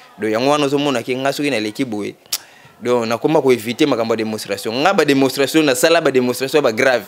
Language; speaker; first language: Lingala; non-native, local second language; Kongo